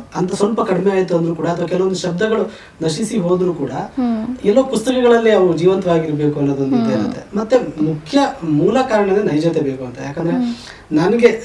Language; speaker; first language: Kannada; native; Kannada